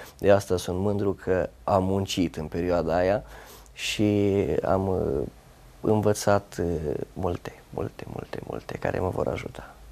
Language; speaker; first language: Romanian; native; Romanian